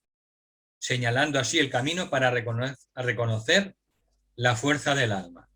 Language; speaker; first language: Spanish; native; Spanish